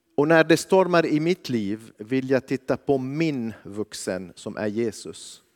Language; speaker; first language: Swedish; non-native, fluent; Arabic